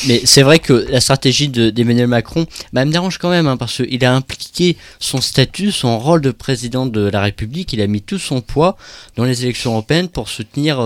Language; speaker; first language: French; native; French